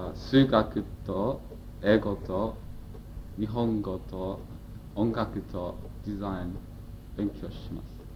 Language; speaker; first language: Japanese; non-native, learner; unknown